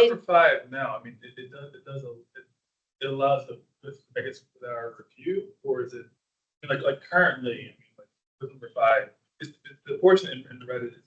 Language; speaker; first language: English; native; English